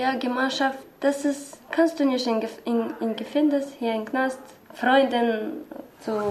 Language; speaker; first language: German; non-native, learner; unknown